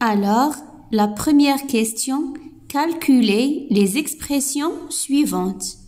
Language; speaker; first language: French; non-native, local second language; Arabic